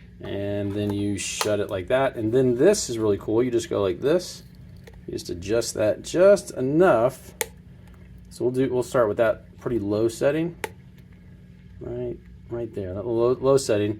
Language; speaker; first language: English; native; English